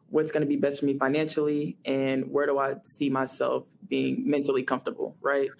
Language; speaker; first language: English; native; English